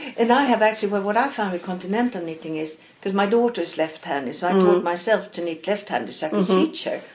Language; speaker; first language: English; non-native, fluent; Swedish